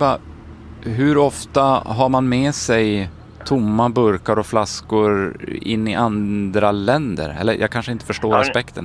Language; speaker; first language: Swedish; native; Swedish